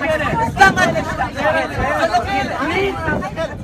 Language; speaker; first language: Hebrew; non-native, learner; Tigrinya